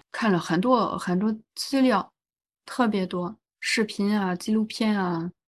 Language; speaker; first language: Chinese; non-native, fluent; French